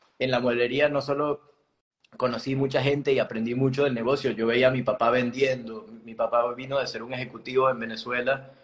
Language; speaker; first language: Spanish; native; Spanish